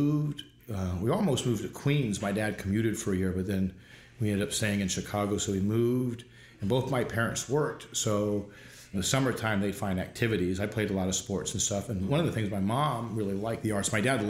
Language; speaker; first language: English; native; English